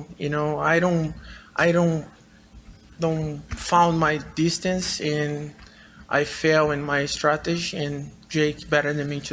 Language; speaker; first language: English; non-native, learner; Portuguese